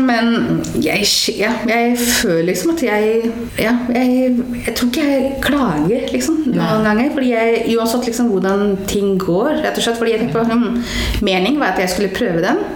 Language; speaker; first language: Norwegian; non-native, fluent; Hindi